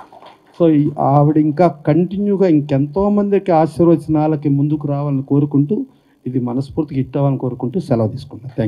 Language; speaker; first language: Telugu; native; Telugu